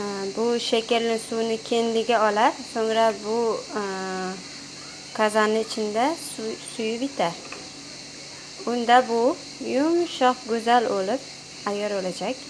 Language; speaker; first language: Turkish; non-native, learner; Uzbek